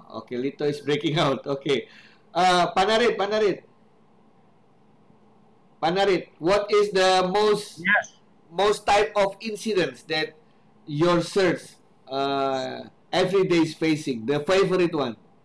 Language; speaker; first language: English; non-native, fluent; Indonesian